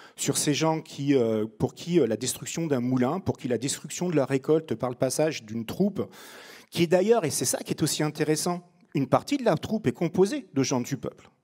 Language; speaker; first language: French; native; French